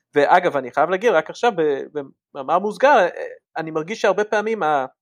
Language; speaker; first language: Hebrew; early bilingual, other home language; English